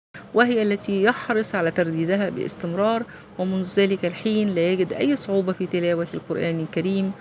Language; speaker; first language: Arabic; native; Arabic